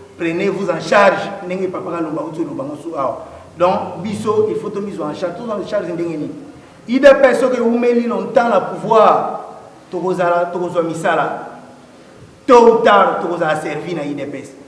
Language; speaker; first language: Lingala; non-native, local second language; Kongo